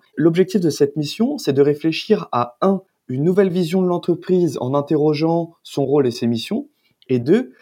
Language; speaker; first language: French; native; French